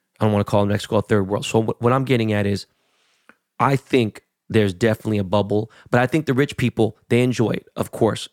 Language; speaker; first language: English; native; English